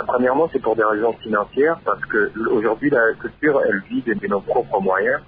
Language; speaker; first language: French; non-native, local second language; Lingala